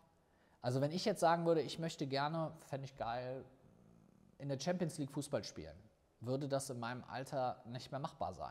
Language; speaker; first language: German; native; German